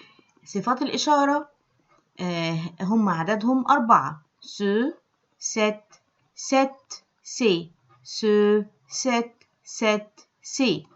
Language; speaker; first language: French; non-native, local second language; Arabic